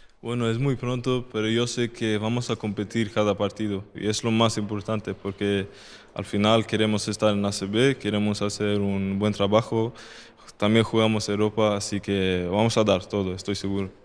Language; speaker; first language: Spanish; non-native, fluent; Swedish